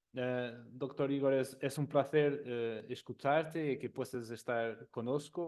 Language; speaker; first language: Spanish; non-native, learner; Portuguese